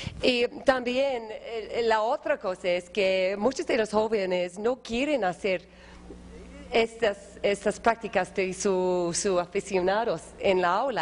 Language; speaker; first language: Spanish; non-native, fluent; English